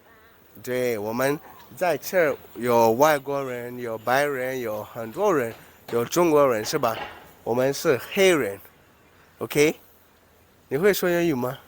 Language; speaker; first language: Chinese; non-native, learner; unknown